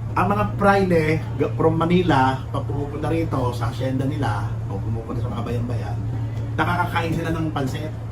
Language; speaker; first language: Filipino; native; Filipino